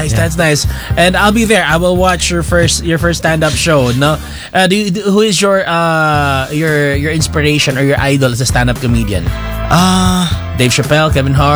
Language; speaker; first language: English; non-native, local second language; Cebuano